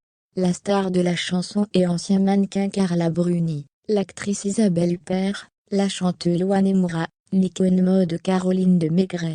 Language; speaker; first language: French; native; French